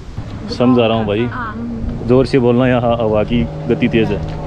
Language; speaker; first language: Hindi; native; Hindi